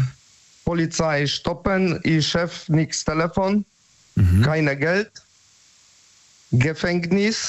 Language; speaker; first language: German; non-native, learner; Polish